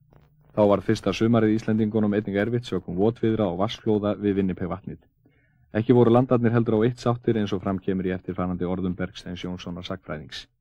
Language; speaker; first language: Icelandic; native; Icelandic